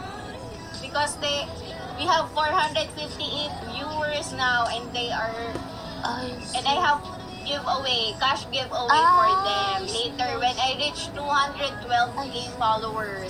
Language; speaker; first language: English; non-native, local second language; Filipino